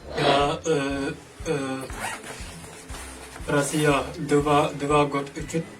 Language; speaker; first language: Russian; non-native, learner; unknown